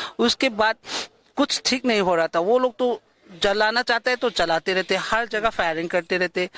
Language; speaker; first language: Hindi; non-native, local second language; Manipuri